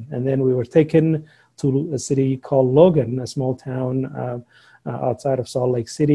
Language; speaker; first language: English; non-native, fluent; Somali